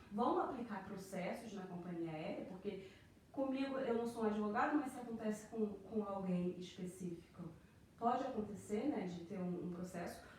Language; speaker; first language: Portuguese; native; Portuguese